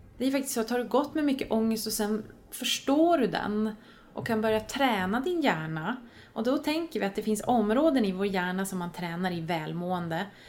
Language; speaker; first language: Swedish; native; Swedish